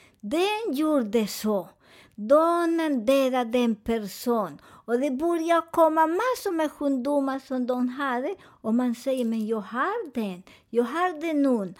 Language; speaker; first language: Swedish; non-native, fluent; Spanish